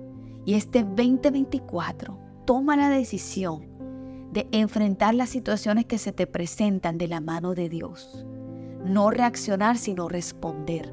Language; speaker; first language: Spanish; native; Spanish